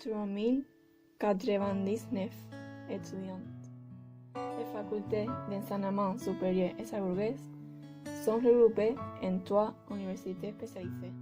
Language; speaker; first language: French; non-native, learner; Spanish